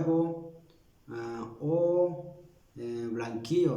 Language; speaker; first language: Spanish; non-native, local second language; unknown